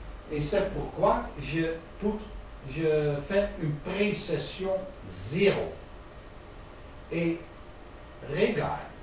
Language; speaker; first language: French; non-native, learner; Dutch